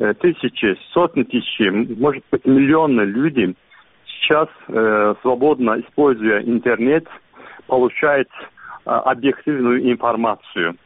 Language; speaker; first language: Russian; non-native, local second language; Azerbaijani